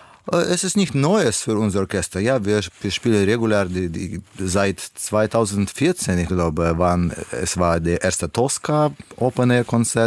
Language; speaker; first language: German; non-native, learner; Russian